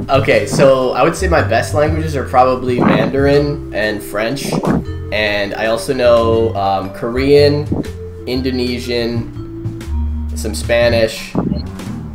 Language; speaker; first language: English; native; English